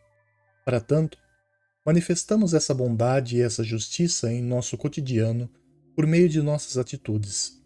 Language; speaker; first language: Portuguese; native; Portuguese